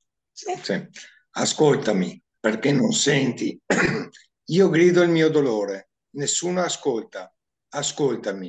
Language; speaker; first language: Italian; native; Italian